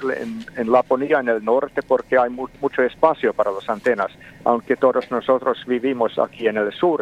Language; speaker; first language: Spanish; non-native, fluent; Finnish